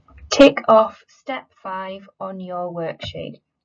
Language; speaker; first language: English; native; English